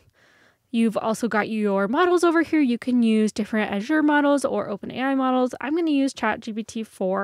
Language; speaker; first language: English; native; English